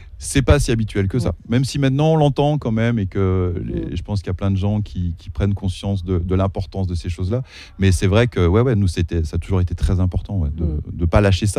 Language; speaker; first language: French; early bilingual, other home language; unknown